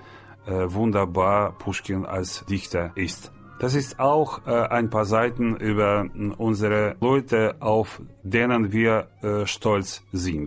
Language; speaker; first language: German; non-native, learner; Russian